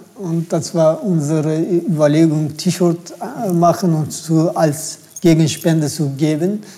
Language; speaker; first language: German; non-native, fluent; Turkish